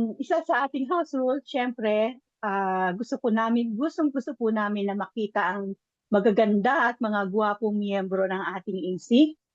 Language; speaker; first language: Filipino; native; Filipino